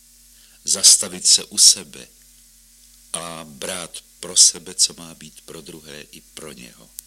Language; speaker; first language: Czech; native; Czech